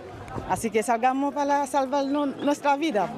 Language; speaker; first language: Spanish; non-native, learner; Haitian Creole